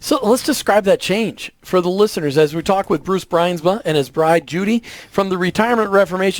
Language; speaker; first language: English; native; English